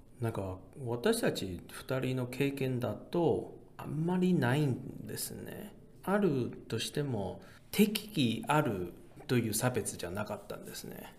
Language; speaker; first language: Japanese; early bilingual, heritage; Japanese